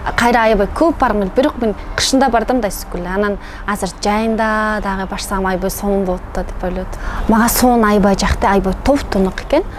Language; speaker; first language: Kyrgyz; non-native, learner; Mongolian